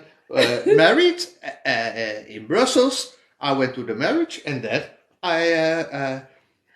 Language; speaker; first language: English; non-native, fluent; Dutch